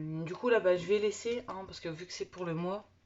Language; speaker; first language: French; native; French